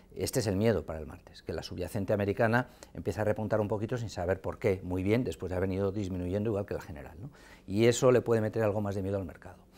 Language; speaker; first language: Spanish; native; Spanish